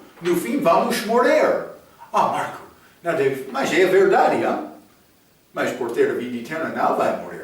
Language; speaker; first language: Portuguese; non-native, fluent; English